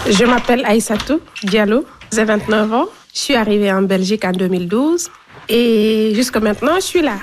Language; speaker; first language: French; non-native, local second language; Fula